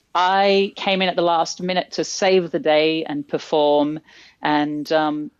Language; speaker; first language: English; native; English